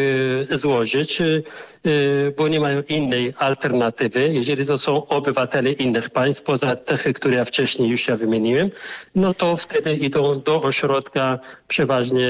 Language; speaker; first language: Polish; non-native, fluent; Arabic